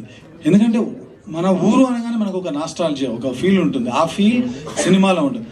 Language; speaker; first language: Telugu; native; Telugu